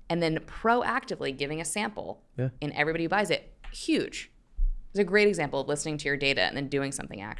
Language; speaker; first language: English; native; English